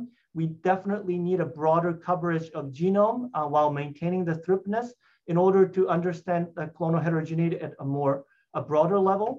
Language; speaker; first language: English; non-native, fluent; Japanese